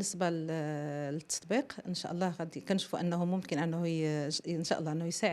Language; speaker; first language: Arabic; native; Arabic